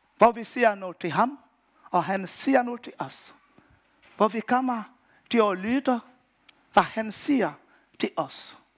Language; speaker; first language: Danish; non-native, fluent; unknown